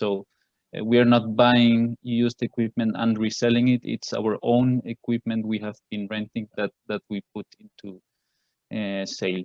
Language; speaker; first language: English; non-native, fluent; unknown